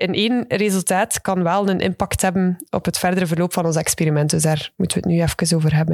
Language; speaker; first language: Dutch; native; Dutch